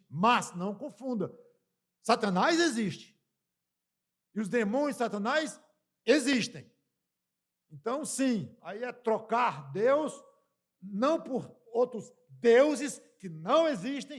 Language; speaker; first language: Portuguese; native; Portuguese